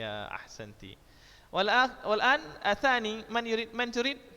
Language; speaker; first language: Arabic; non-native, fluent; Indonesian